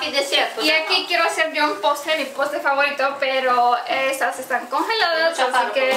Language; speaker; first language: Spanish; non-native, fluent; Romanian